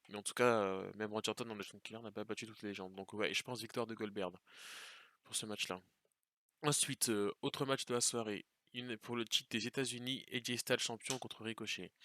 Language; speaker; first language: French; native; French